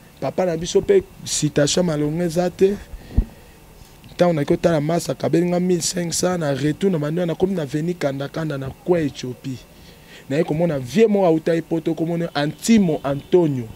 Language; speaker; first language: Lingala; native; Lingala